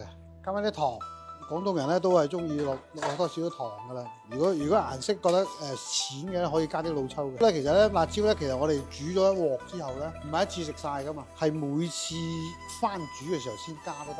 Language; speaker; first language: Cantonese; native; Cantonese